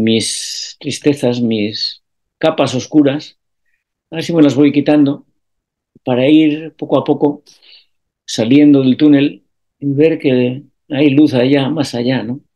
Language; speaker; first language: Spanish; native; Spanish